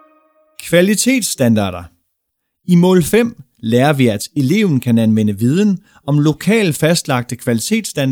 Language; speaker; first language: Danish; native; Danish